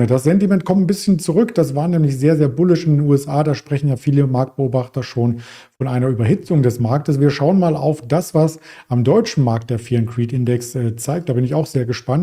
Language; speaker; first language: German; native; German